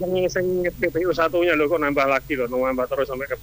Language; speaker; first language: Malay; non-native, local second language; Javanese